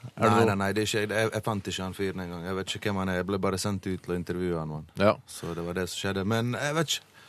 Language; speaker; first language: Norwegian; early bilingual, other home language; Bosnian